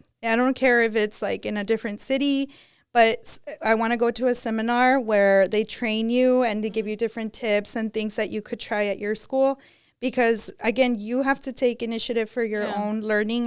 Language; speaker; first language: English; early bilingual, other home language; Spanish